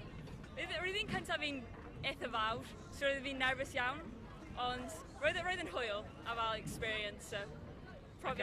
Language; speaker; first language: Welsh; non-native, local second language; English